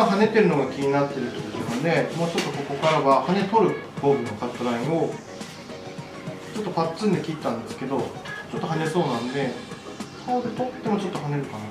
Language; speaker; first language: Japanese; native; Japanese